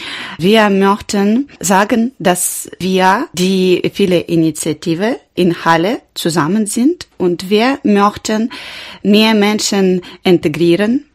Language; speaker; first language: German; non-native, learner; Ukrainian